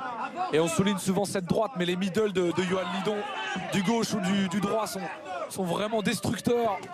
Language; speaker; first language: French; native; French